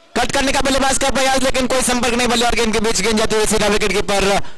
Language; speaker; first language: Hindi; non-native, local second language; Marathi